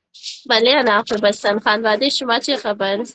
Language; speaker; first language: Persian; non-native, learner; Urdu